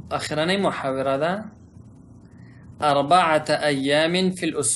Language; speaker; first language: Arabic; non-native, fluent; Pashto